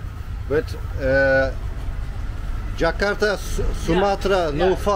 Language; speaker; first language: English; non-native, learner; Turkish